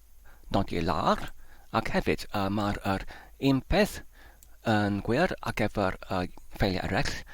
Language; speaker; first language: Welsh; non-native, fluent; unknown